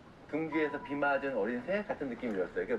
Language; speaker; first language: Korean; native; Korean